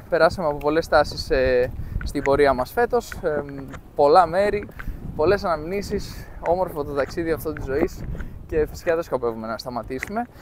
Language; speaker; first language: Greek; native; Greek